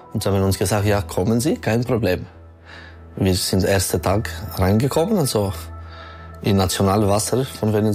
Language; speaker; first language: German; non-native, learner; Albanian